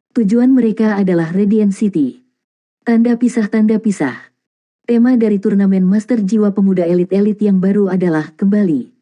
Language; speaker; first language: Indonesian; native; Indonesian